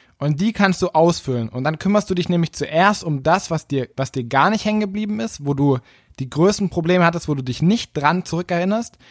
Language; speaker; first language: German; native; German